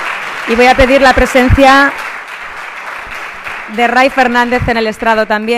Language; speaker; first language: Spanish; native; Spanish